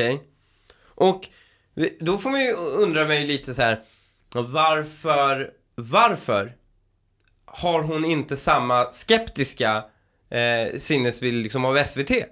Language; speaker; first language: Swedish; early bilingual, other home language; Persian